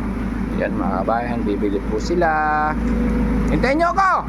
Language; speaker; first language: Filipino; native; Filipino